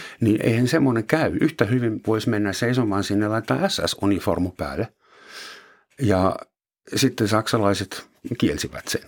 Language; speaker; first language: Finnish; non-native, fluent; German